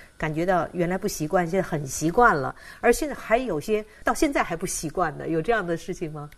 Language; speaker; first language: Chinese; native; Chinese